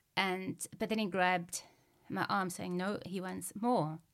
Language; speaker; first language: English; native; English